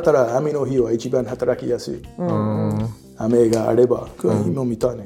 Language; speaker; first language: Japanese; non-native, learner; English